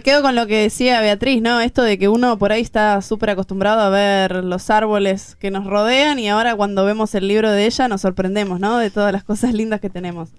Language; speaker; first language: Spanish; native; Spanish